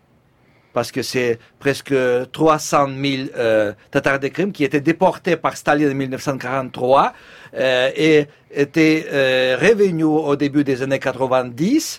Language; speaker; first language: French; non-native, fluent; Russian